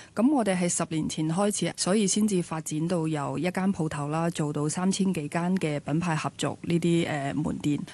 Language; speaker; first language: Cantonese; early bilingual, other home language; Chinese